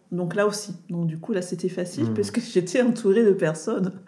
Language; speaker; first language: French; native; French